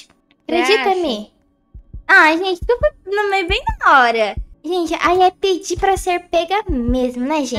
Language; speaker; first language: Portuguese; native; Portuguese